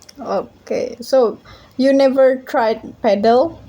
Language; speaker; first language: English; non-native, learner; Indonesian